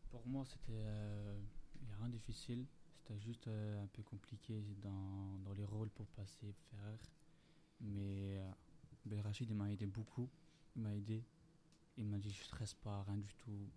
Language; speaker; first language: French; non-native, learner; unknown